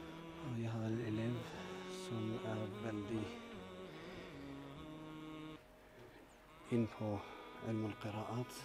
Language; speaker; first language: Norwegian; early bilingual, other home language; Urdu